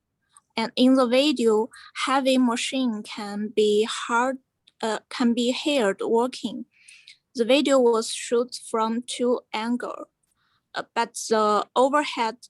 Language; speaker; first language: English; non-native, fluent; Chinese